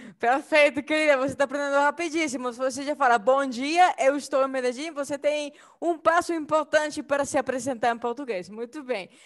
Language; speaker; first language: Portuguese; non-native, fluent; Spanish